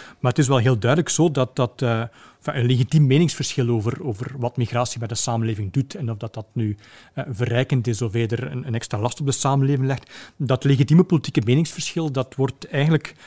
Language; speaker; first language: Dutch; native; Dutch